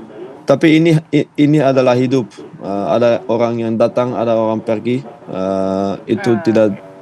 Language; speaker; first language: Indonesian; non-native, fluent; Dutch